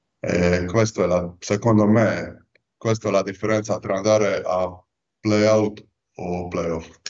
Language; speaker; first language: Italian; non-native, fluent; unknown